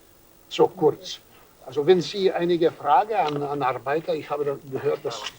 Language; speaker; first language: German; non-native, fluent; Serbian